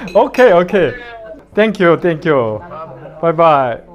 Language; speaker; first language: English; non-native, learner; Korean